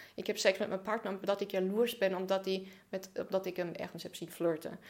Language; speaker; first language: Dutch; non-native, fluent; German